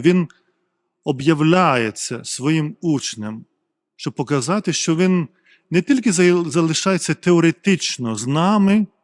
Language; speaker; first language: Ukrainian; non-native, fluent; Lithuanian